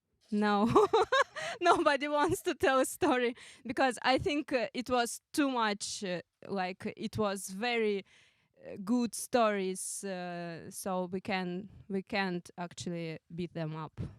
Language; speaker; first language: English; non-native, fluent; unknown